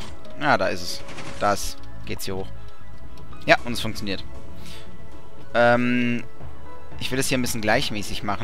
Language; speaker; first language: German; native; German